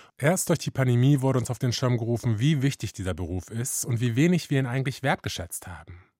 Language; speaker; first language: German; native; German